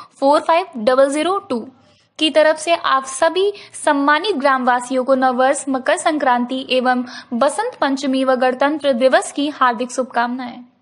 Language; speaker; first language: Hindi; native; Hindi